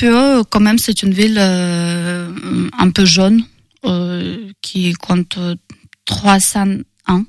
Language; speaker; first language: French; non-native, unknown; Russian